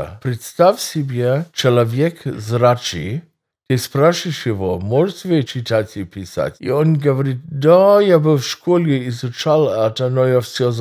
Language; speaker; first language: Russian; non-native, fluent; German